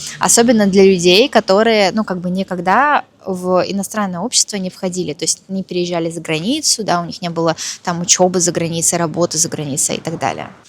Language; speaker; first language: Russian; native; Russian